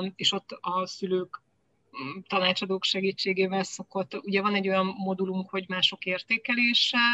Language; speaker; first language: Hungarian; native; Hungarian